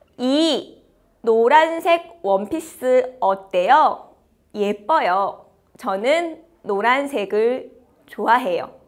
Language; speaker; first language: Korean; native; Korean